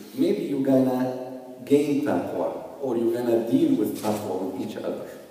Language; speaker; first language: English; non-native, fluent; Arabic